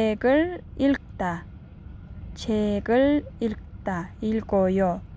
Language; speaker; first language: Korean; non-native, fluent; Kyrgyz